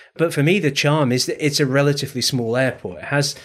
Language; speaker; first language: English; native; English